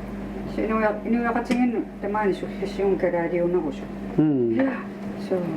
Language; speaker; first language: Danish; non-native, local second language; Kalaallisut